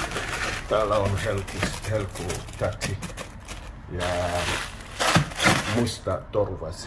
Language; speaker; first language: Finnish; non-native, learner; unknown